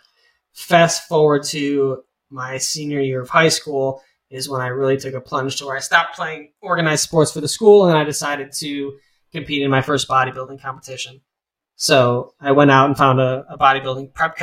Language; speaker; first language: English; native; English